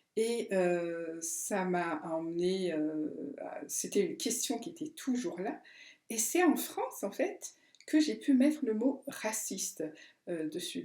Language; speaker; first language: French; non-native, local second language; Malagasy